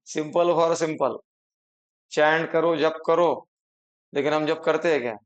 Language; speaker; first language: Hindi; non-native, local second language; Marathi